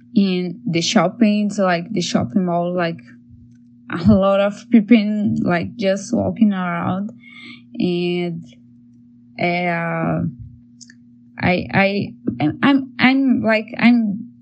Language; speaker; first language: English; non-native, learner; Portuguese